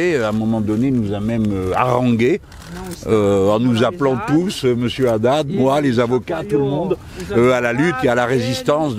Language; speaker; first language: French; native; French